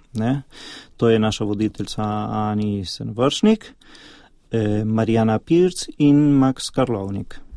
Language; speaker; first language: Slovenian; early bilingual, heritage; Slovenian